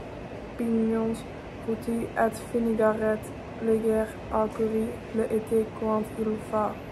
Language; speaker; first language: French; non-native, learner; Dutch